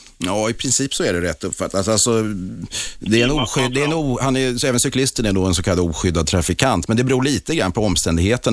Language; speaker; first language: Swedish; native; Swedish